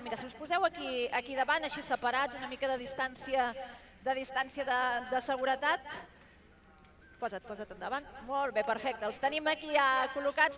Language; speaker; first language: Catalan; native; Catalan